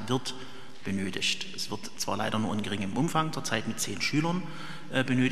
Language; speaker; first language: German; native; German